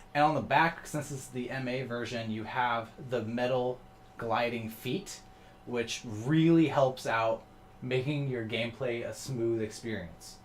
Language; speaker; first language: English; native; English